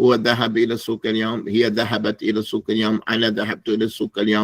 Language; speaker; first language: Arabic; non-native, fluent; English